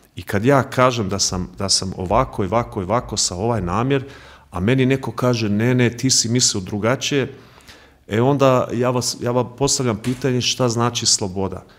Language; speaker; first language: Croatian; early bilingual, heritage; Croatian